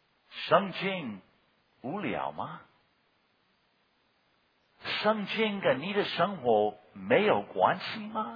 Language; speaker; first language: Chinese; non-native, fluent; English